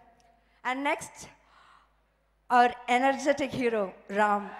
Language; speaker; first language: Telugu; non-native, local second language; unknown